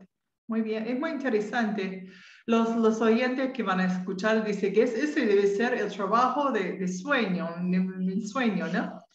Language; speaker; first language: Spanish; non-native, fluent; English